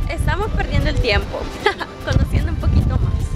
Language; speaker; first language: Spanish; native; Spanish